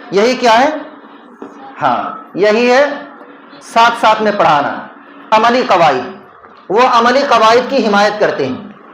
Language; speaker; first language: Urdu; native; Urdu